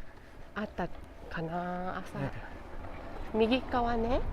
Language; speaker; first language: Japanese; native; Japanese